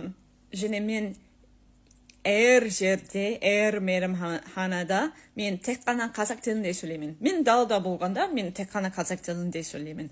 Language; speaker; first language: Kazakh; non-native, learner; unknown